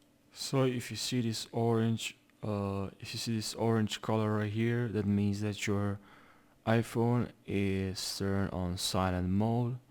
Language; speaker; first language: English; non-native, fluent; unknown